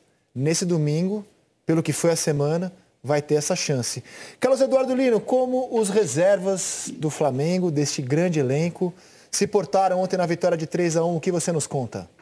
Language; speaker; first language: Portuguese; native; Portuguese